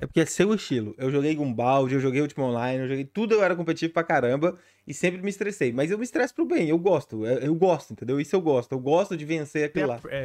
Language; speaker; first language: Portuguese; native; Portuguese